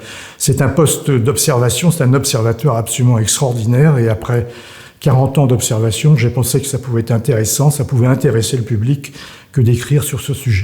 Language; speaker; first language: French; native; French